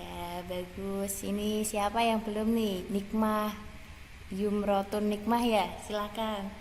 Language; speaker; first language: Indonesian; native; Indonesian